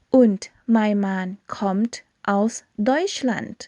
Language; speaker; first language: German; non-native, fluent; Thai